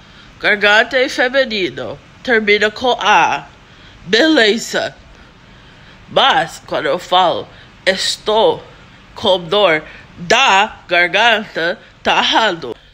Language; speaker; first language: Portuguese; non-native, learner; English